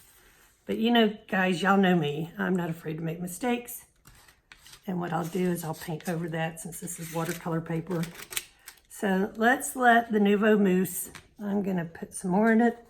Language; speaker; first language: English; native; English